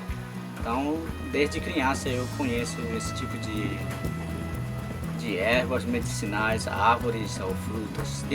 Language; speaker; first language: Portuguese; non-native, local second language; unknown